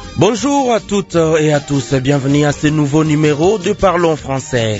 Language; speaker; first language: French; non-native, local second language; Lingala